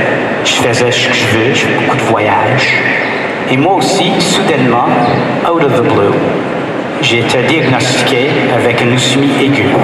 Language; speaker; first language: French; non-native, fluent; English